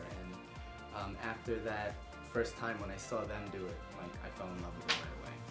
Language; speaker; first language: English; native; English